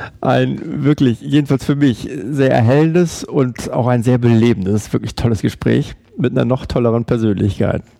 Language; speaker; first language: German; native; German